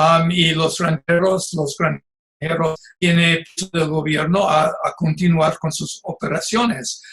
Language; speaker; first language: Spanish; non-native, fluent; English